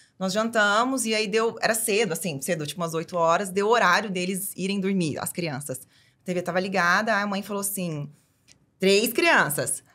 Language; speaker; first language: Portuguese; native; Portuguese